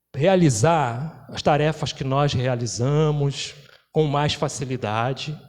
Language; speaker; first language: Portuguese; native; Portuguese